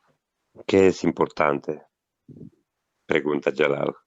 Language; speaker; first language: Spanish; non-native, learner; Italian